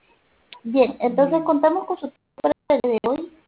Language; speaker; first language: Spanish; native; Spanish